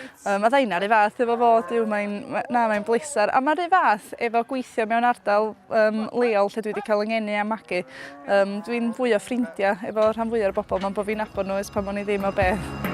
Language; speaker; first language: Welsh; native; Welsh